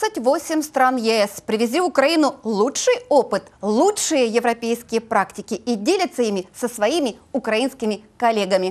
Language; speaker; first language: Russian; native; Russian